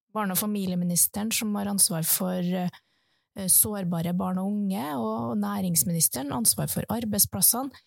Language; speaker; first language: Norwegian; native; Norwegian